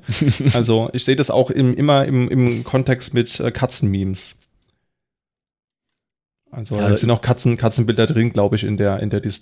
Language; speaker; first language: German; native; German